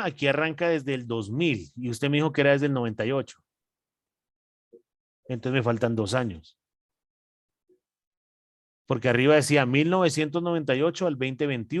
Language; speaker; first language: Spanish; native; Spanish